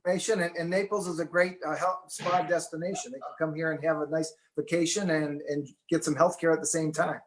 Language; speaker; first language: English; native; English